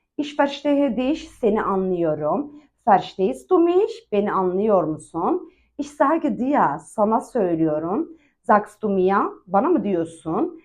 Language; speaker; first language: Turkish; native; Turkish